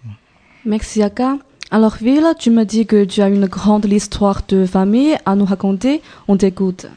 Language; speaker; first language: French; non-native, learner; Chinese